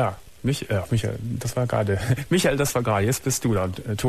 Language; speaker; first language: German; native; German